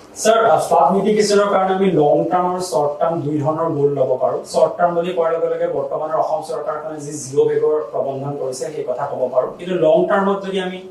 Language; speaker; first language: Assamese; native; Assamese